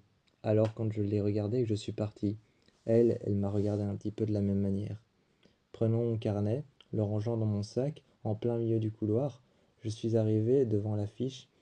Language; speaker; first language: French; native; French